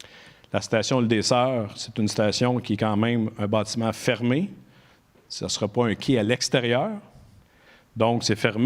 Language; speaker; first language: French; native; French